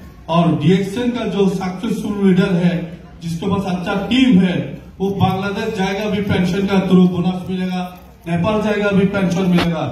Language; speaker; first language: Hindi; non-native, learner; Bangla